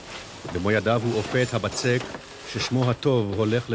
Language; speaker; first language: Hebrew; native; Hebrew